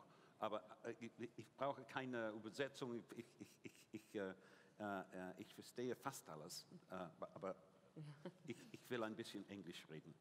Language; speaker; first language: German; non-native, learner; English